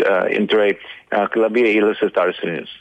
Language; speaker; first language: Spanish; non-native, learner; English